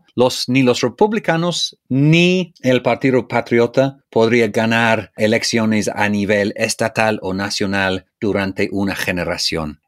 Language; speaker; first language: Spanish; non-native, fluent; English